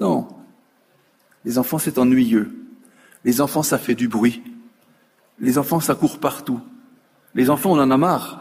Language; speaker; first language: French; native; French